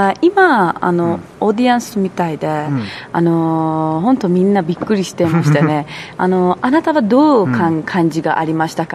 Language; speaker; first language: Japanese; non-native, learner; Persian